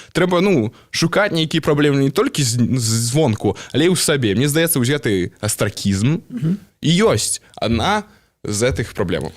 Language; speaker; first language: Belarusian; non-native, local second language; Russian